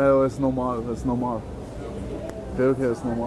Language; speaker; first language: Spanish; non-native, learner; German